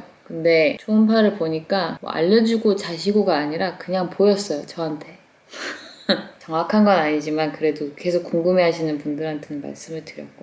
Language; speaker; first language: Korean; native; Korean